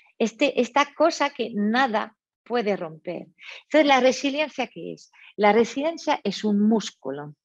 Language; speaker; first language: Spanish; non-native, fluent; French